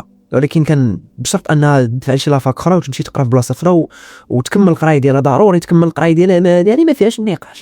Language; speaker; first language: Arabic; native; Arabic